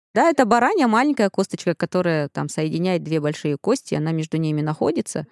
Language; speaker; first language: Russian; non-native, local second language; Kazakh